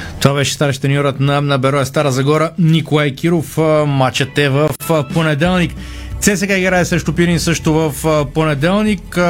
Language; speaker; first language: Bulgarian; native; Bulgarian